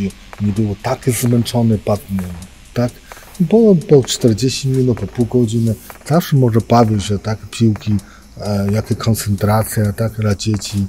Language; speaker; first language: Polish; non-native, learner; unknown